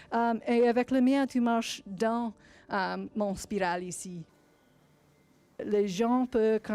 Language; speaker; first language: French; non-native, learner; English